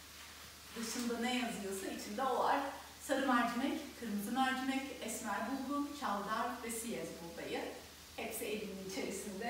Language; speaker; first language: Turkish; native; Turkish